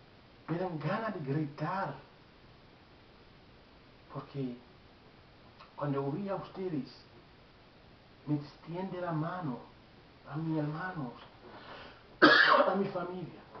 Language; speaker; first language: Spanish; non-native, learner; Haitian Creole